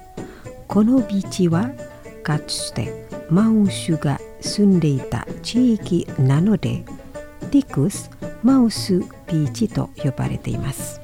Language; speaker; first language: Japanese; non-native, fluent; Indonesian